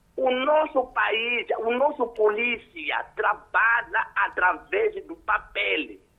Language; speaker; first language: Portuguese; non-native, local second language; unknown